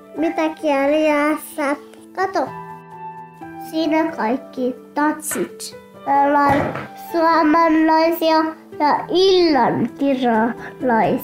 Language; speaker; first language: Finnish; early bilingual, heritage; Finnish